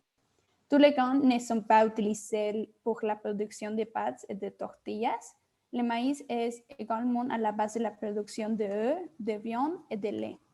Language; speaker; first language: French; non-native, learner; Spanish